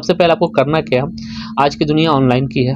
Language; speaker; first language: Hindi; native; Hindi